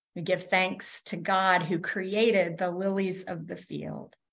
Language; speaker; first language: English; native; English